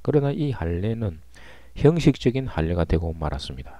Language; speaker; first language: Korean; native; Korean